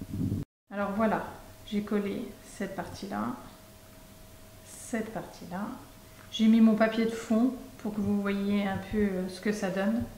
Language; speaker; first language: French; native; French